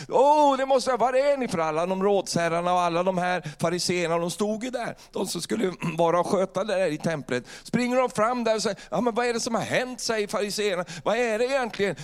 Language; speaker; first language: Swedish; native; Swedish